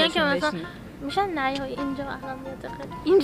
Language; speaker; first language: Persian; native; Persian